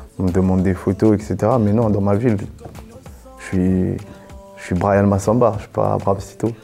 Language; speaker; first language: French; native; French